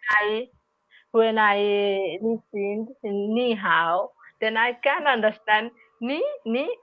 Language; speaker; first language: English; non-native, learner; Odia